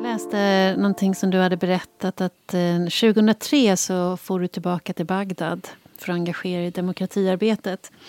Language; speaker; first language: Swedish; native; Swedish